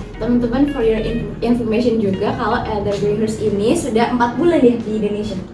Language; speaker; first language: Indonesian; native; Indonesian